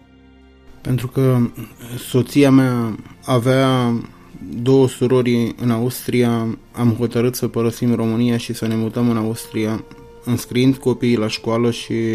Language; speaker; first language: Romanian; native; Romanian